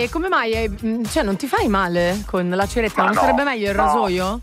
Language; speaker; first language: Italian; native; Italian